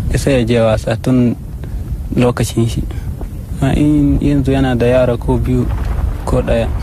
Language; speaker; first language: Hausa; non-native, local second language; Fula